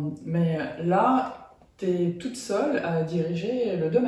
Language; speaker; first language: French; non-native, fluent; Russian